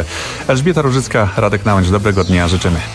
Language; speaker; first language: Polish; native; Polish